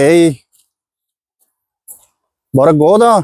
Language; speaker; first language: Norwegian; non-native, learner; Persian